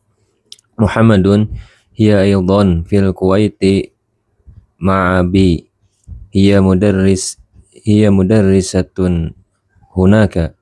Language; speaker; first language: Arabic; non-native, learner; Indonesian